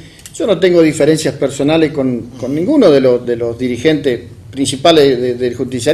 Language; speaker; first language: Spanish; native; Spanish